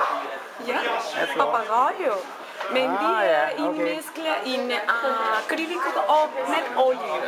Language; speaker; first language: Danish; non-native, learner; Spanish